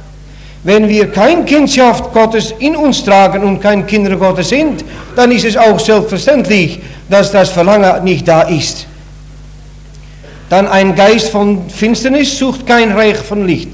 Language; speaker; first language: German; non-native, learner; Dutch